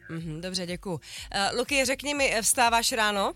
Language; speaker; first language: Czech; native; Czech